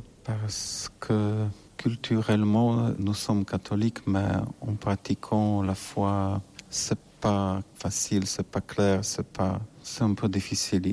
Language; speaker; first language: French; non-native, learner; Polish